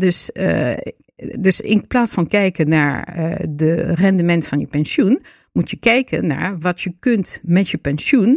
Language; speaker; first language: Dutch; non-native, fluent; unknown